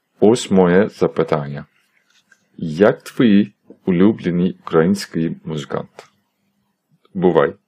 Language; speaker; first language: Ukrainian; non-native, learner; Turkish